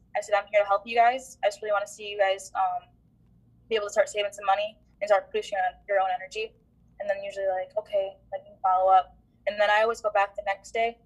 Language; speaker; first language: English; native; English